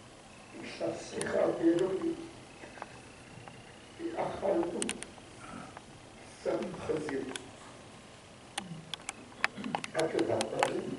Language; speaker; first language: Hebrew; non-native, fluent; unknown